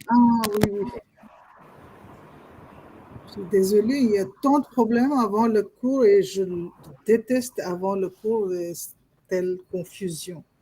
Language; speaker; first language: French; non-native, fluent; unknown